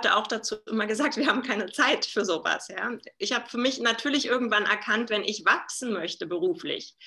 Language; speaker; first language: German; native; German